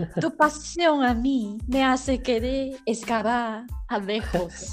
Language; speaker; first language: Spanish; non-native, learner; Chinese